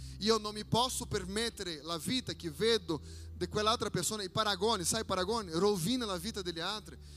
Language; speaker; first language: Italian; non-native, fluent; Portuguese